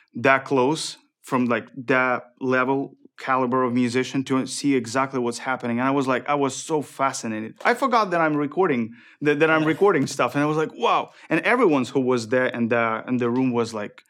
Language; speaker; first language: English; non-native, fluent; Ukrainian